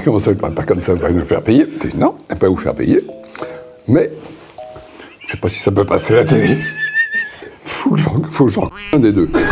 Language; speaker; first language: French; native; French